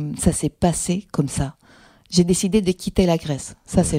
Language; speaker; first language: French; non-native, fluent; Greek